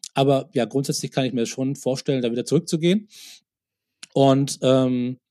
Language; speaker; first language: German; native; German